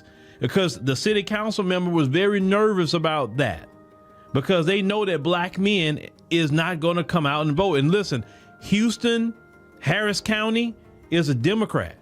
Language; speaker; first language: English; native; English